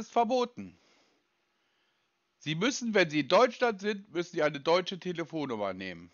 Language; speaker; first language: German; native; German